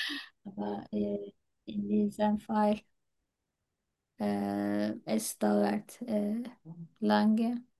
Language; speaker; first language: German; non-native, learner; Turkish